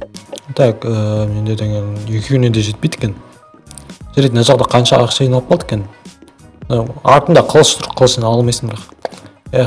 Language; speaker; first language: Kazakh; native; Kazakh